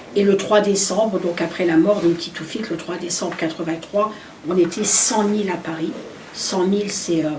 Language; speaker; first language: French; early bilingual, other home language; Arabic